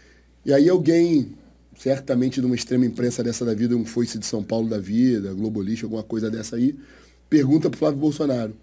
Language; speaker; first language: Portuguese; native; Portuguese